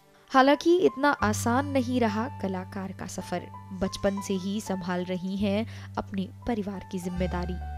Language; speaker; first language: Hindi; native; Hindi